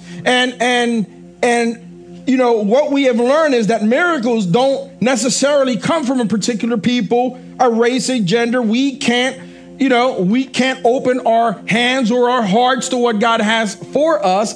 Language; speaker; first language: English; native; English